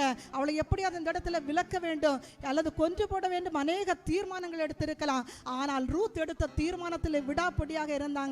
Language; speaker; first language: Tamil; native; Tamil